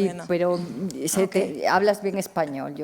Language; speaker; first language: Spanish; native; Spanish